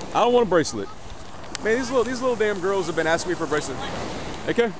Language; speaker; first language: English; native; English